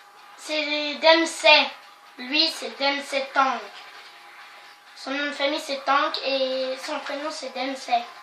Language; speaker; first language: French; native; French